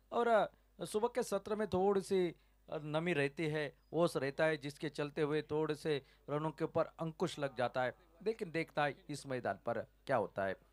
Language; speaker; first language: Hindi; non-native, local second language; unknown